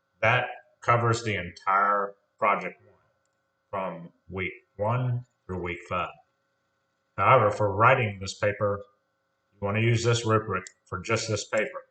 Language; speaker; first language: English; native; English